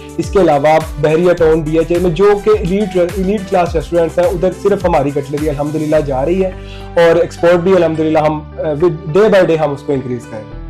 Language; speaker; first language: Urdu; non-native, local second language; Punjabi